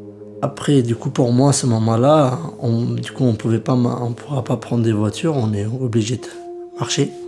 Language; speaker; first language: French; early bilingual, other home language; Kurdish